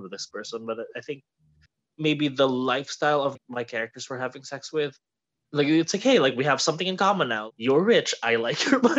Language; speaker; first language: English; non-native, local second language; Filipino